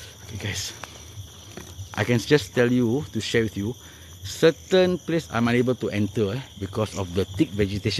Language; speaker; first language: English; non-native, local second language; Malay